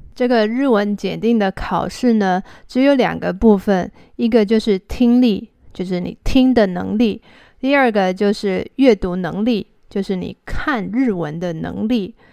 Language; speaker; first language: Chinese; native; Chinese